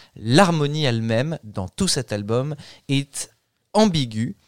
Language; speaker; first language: French; native; French